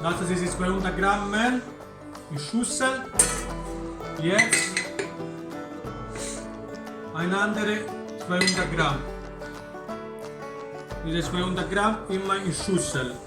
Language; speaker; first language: German; non-native, learner; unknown